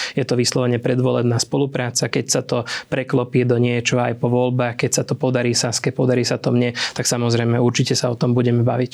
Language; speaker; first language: Slovak; non-native, local second language; Hungarian